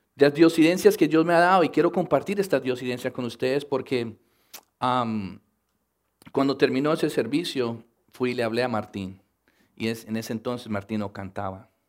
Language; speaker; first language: Spanish; early bilingual, heritage; Spanish